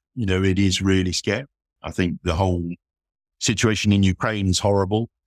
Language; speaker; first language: English; native; English